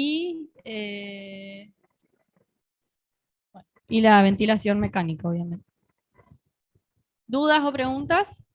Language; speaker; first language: Spanish; native; Spanish